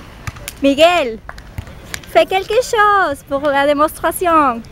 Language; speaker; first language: French; non-native, learner; Spanish